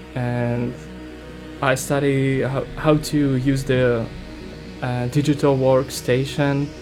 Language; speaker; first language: English; non-native, fluent; Ukrainian